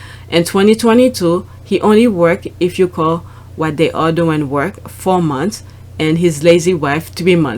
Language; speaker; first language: English; non-native, fluent; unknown